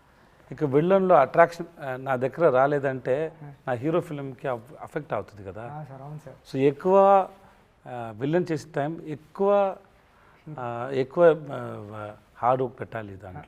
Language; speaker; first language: Telugu; non-native, learner; Tamil